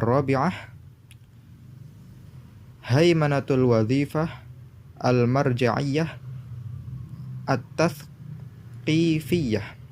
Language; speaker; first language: Arabic; non-native, learner; Indonesian